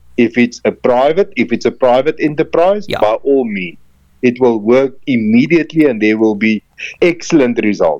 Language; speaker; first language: English; non-native, local second language; Afrikaans